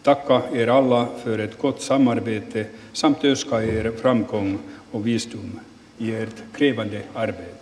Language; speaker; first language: Swedish; non-native, local second language; Finnish